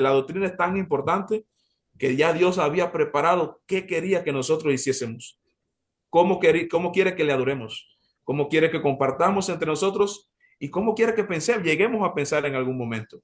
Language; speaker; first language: Spanish; native; Spanish